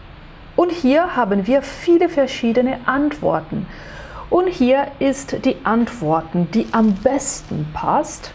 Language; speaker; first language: German; non-native, fluent; Portuguese